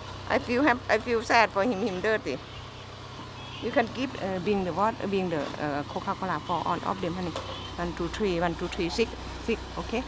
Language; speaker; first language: English; non-native, learner; Thai